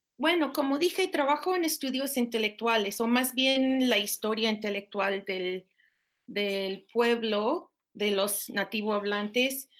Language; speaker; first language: Spanish; non-native, fluent; English